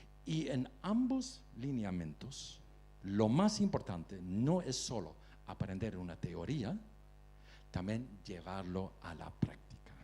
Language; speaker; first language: Spanish; non-native, fluent; Dutch